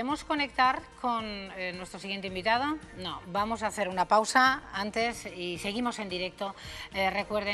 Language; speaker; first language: Spanish; native; Spanish